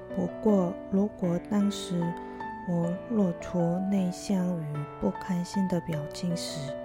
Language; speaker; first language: Chinese; non-native, fluent; Korean